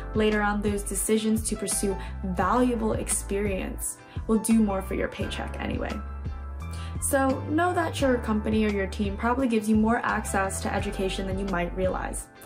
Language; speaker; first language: English; native; English